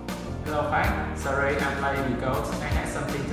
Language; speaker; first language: English; non-native, learner; Vietnamese